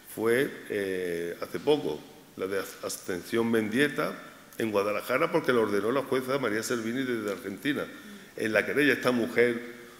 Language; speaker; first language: Spanish; native; Spanish